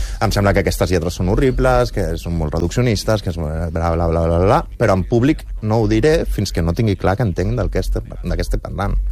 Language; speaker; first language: Catalan; native; Catalan